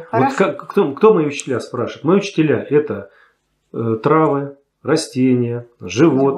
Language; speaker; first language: Russian; native; Russian